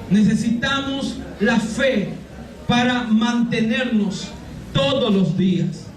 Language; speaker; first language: Spanish; native; Spanish